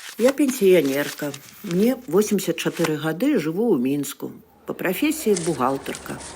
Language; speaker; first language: Belarusian; native; Belarusian